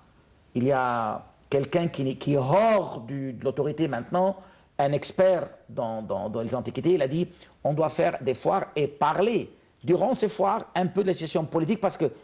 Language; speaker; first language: French; non-native, fluent; Arabic